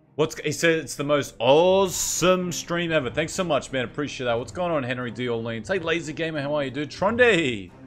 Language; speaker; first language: English; native; English